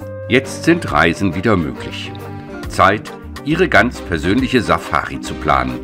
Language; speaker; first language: German; native; German